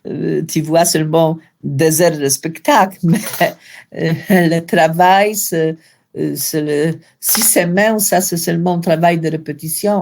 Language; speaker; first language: French; non-native, fluent; Polish